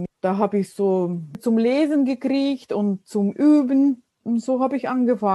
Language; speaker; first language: German; non-native, fluent; Russian